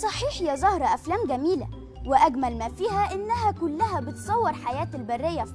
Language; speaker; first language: Arabic; native; Arabic